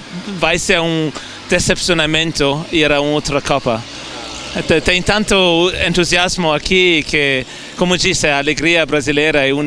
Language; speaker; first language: Portuguese; non-native, fluent; German